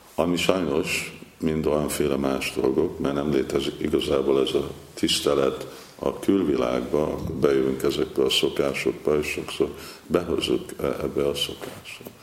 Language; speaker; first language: Hungarian; non-native, fluent; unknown